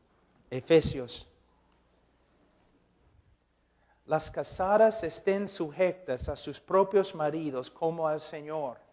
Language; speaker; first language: Spanish; non-native, fluent; English